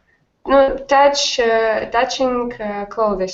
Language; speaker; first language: English; non-native, learner; Russian